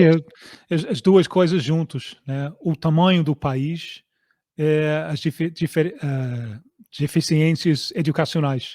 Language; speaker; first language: Portuguese; non-native, fluent; English